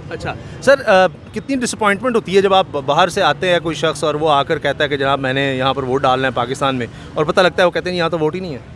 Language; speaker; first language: Urdu; native; Urdu